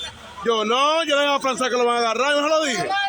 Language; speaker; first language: Spanish; non-native, fluent; Haitian Creole